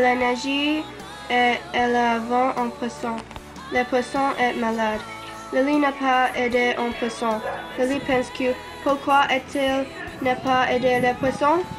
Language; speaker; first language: French; non-native, learner; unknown